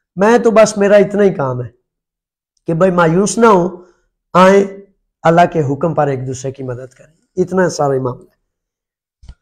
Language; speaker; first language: Urdu; non-native, local second language; Punjabi